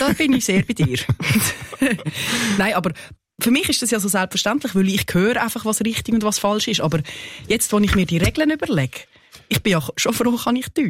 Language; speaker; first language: German; native; German